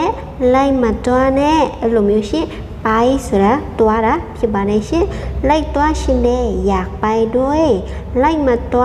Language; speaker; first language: Thai; non-native, fluent; Burmese